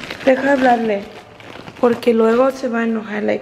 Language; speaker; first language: Spanish; early bilingual, other home language; English